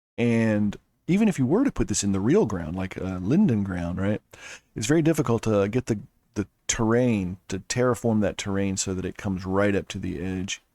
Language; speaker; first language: English; native; English